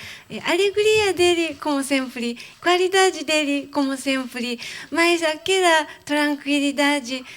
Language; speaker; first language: Portuguese; non-native, fluent; Arabic